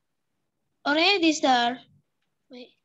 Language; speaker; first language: English; non-native, learner; Indonesian